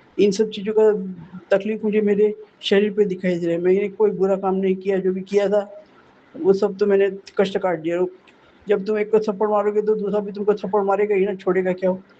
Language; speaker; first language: Hindi; non-native, local second language; Marathi